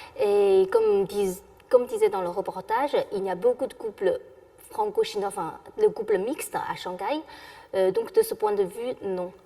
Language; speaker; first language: French; non-native, fluent; Chinese